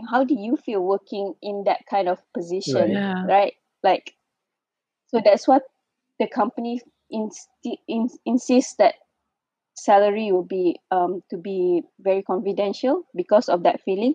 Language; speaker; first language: English; non-native, local second language; Malay